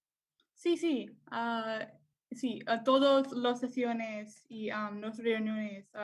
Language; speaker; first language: Spanish; non-native, learner; English